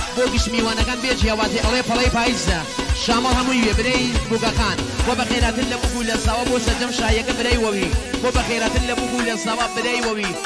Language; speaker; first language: Central Kurdish; non-native, local second language; Gurani